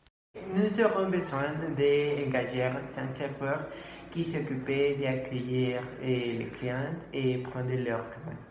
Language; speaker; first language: French; non-native, learner; Spanish